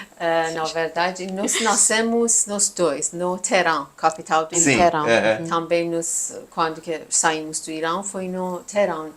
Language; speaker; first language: Portuguese; non-native, learner; Persian